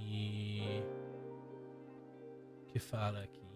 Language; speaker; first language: Portuguese; non-native, fluent; English